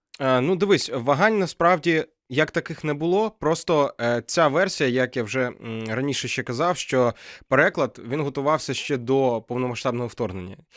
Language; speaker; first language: Ukrainian; non-native, local second language; Russian